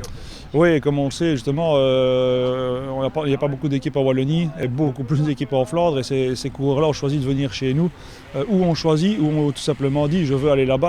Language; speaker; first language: French; native; French